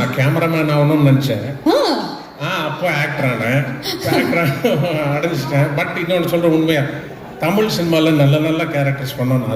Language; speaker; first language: Tamil; non-native, fluent; Telugu